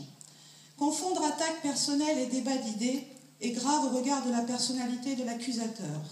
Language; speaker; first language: French; native; French